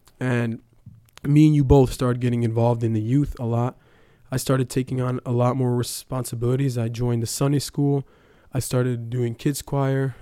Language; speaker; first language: English; early bilingual, other home language; Ukrainian